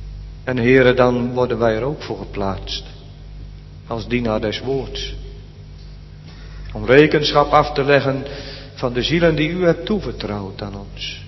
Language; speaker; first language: Dutch; native; Dutch